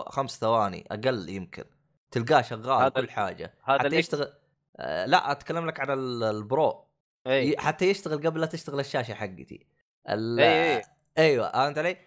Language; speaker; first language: Arabic; native; Arabic